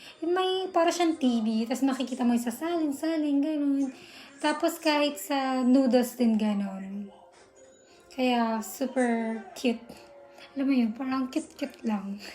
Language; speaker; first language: Filipino; native; Filipino